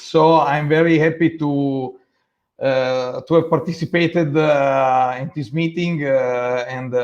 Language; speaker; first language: English; non-native, fluent; Italian